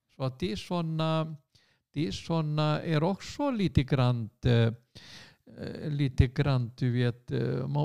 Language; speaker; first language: Swedish; non-native, fluent; Icelandic